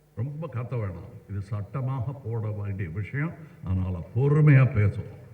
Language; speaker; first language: Tamil; native; Tamil